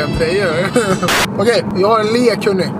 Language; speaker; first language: Swedish; native; Swedish